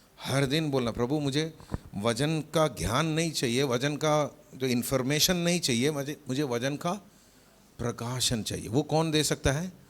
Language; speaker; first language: Hindi; non-native, local second language; Malayalam